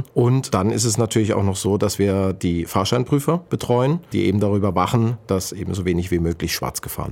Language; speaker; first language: German; native; German